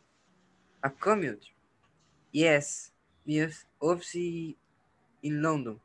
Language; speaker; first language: English; non-native, learner; Portuguese